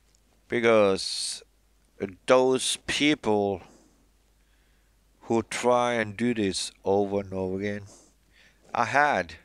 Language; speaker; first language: English; non-native, fluent; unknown